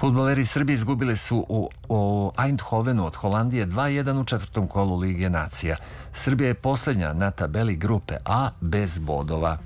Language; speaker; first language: Serbian; native; Serbian